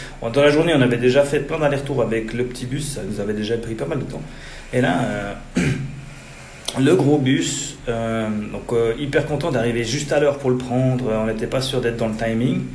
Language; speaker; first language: French; native; French